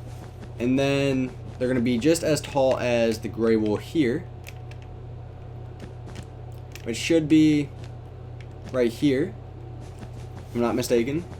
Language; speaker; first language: English; native; English